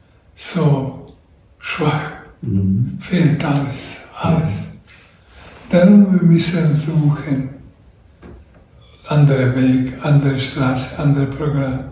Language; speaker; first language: German; non-native, learner; Croatian